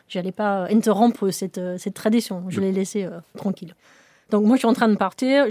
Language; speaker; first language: French; non-native, fluent; English